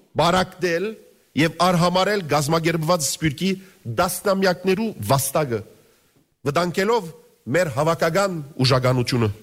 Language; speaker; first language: Armenian; early bilingual, heritage; Armenian